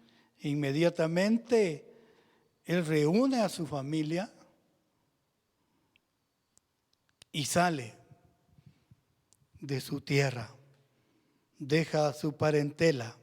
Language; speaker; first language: Spanish; native; Spanish